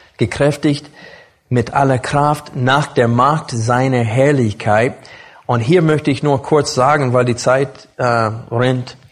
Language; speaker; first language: German; non-native, fluent; English